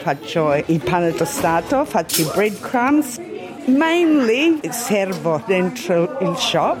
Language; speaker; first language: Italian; early bilingual, heritage; Italian